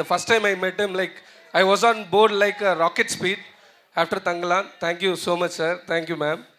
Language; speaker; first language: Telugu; non-native, learner; Tamil